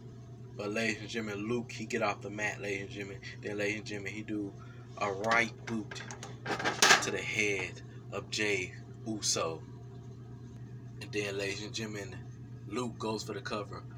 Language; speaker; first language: English; native; English